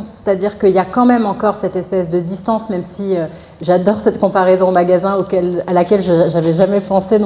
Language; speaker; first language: French; native; French